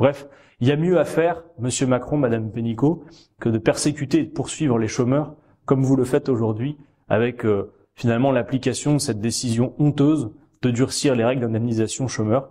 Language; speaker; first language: French; native; French